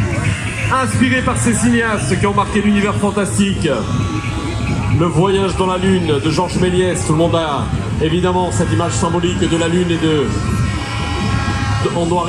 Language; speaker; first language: French; native; French